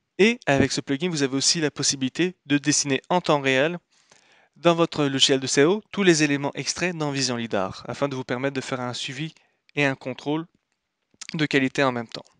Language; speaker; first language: French; native; French